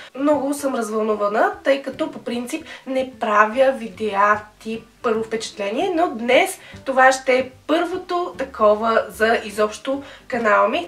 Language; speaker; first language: Bulgarian; native; Bulgarian